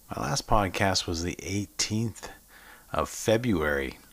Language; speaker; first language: English; native; English